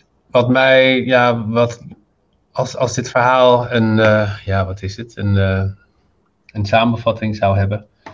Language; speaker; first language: Dutch; non-native, fluent; Arabic